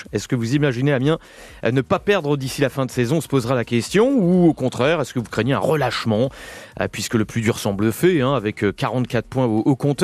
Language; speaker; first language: French; native; French